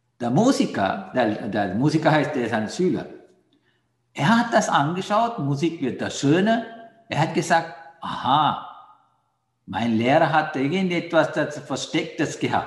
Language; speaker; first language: German; non-native, fluent; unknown